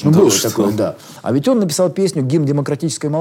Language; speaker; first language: Russian; native; Russian